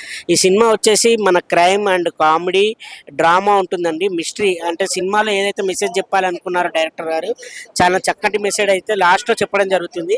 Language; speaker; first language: Telugu; native; Telugu